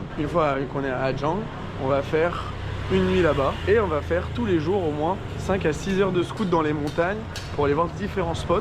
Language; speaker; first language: French; native; French